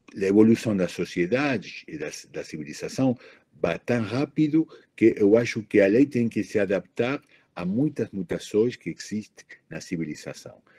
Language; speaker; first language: Portuguese; non-native, learner; Spanish